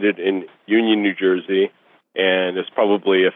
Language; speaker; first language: English; early bilingual, other home language; Russian